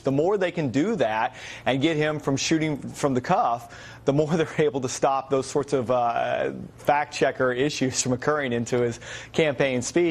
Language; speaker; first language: English; native; English